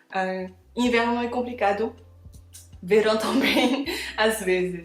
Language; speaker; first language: Portuguese; non-native, fluent; French